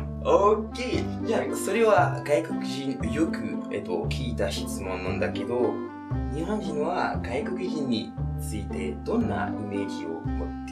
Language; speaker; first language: Japanese; non-native, fluent; French